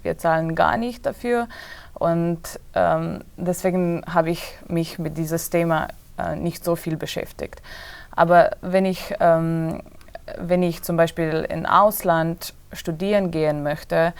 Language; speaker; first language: German; non-native, fluent; Slovenian